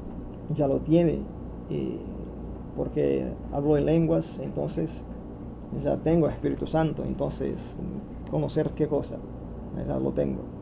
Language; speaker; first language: Spanish; non-native, fluent; Portuguese